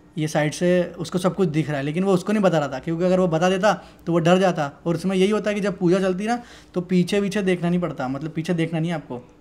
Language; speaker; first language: Hindi; native; Hindi